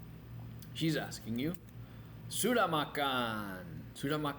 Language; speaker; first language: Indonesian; non-native, fluent; English